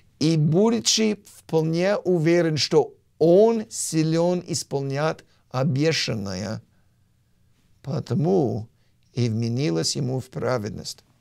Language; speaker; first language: Russian; non-native, fluent; English